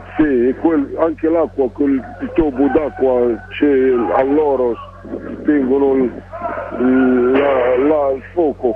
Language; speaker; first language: Italian; non-native, learner; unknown